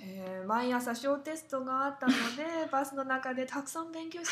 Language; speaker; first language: Japanese; non-native, learner; Chinese